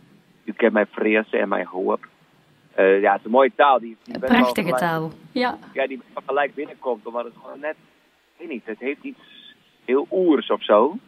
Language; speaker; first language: Dutch; native; Dutch